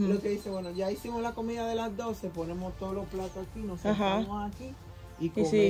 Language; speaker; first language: Spanish; native; Spanish